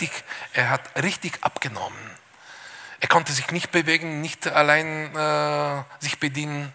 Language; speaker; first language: German; non-native, fluent; Bulgarian